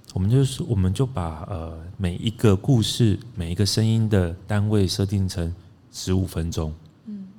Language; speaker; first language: Chinese; native; Chinese